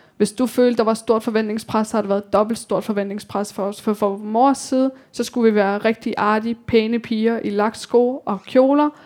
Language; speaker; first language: Danish; early bilingual, other home language; Persian